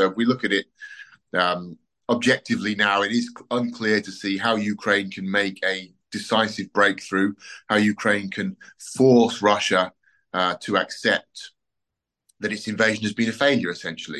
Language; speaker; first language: English; native; English